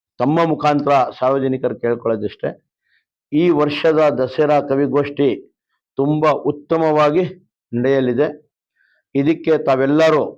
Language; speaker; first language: Kannada; non-native, local second language; Urdu